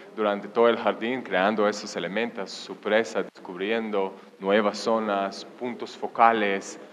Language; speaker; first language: Spanish; non-native, fluent; Hebrew